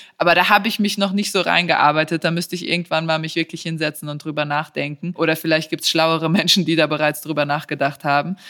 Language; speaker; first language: German; early bilingual, other home language; Serbian